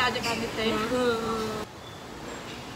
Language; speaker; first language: Korean; non-native, learner; Filipino